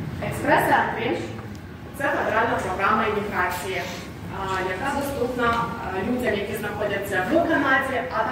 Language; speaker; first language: Ukrainian; native; Ukrainian